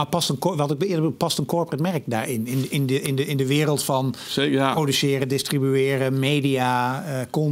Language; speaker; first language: Dutch; native; Dutch